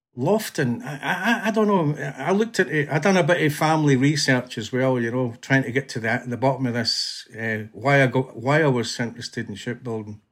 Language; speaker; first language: English; native; English